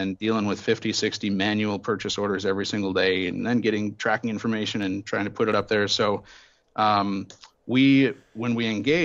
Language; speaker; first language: English; native; English